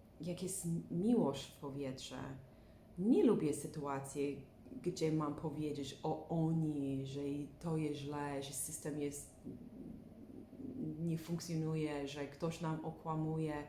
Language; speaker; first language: Polish; non-native, learner; English